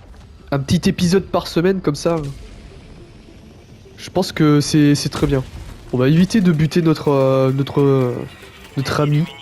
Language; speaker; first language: French; native; French